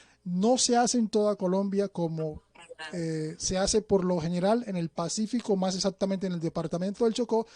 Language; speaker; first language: Spanish; native; Spanish